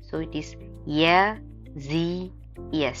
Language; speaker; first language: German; non-native, fluent; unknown